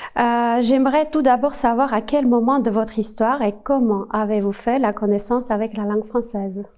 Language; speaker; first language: French; non-native, fluent; Armenian